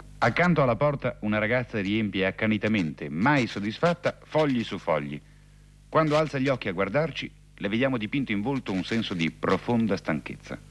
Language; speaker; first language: Italian; native; Italian